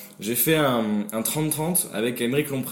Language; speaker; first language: French; native; French